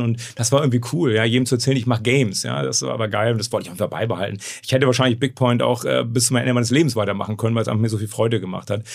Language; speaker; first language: German; native; German